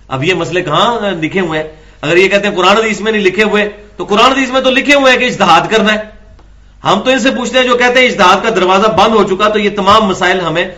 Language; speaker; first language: Urdu; non-native, local second language; Punjabi